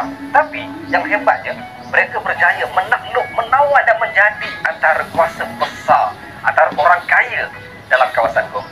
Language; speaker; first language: Malay; native; Malay